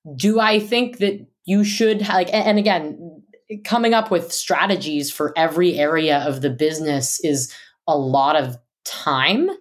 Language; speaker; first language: English; native; English